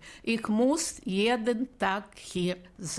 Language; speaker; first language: German; non-native, learner; Russian